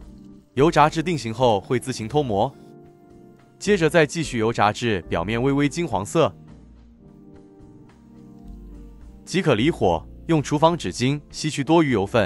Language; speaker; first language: Chinese; native; Chinese